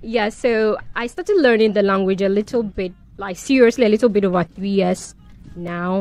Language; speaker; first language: English; non-native, local second language; Akan